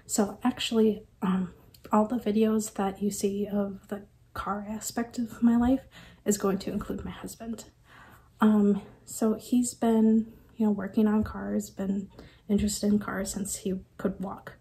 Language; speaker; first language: English; native; English